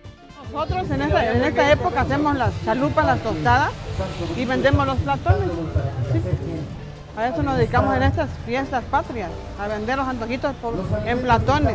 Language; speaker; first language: Spanish; native; Spanish